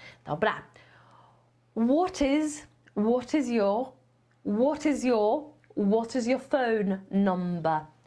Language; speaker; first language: English; non-native, fluent; Polish